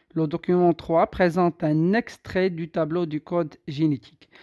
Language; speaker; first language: French; non-native, local second language; Arabic